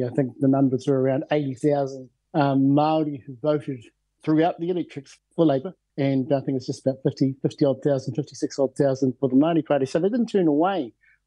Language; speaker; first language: English; native; English